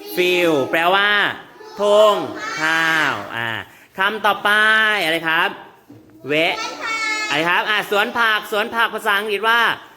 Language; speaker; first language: Thai; non-native, local second language; Northern Khmer